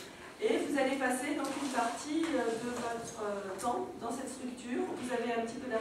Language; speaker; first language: French; native; French